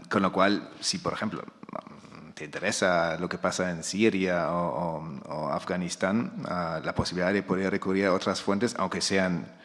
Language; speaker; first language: Spanish; non-native, fluent; German